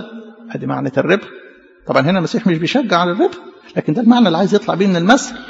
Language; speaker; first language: Arabic; native; Arabic